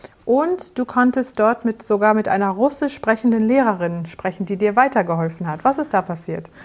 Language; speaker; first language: German; native; German